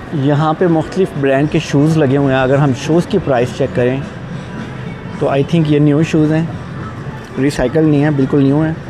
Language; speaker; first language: Urdu; native; Urdu